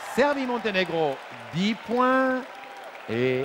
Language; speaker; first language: French; non-native, fluent; Turkish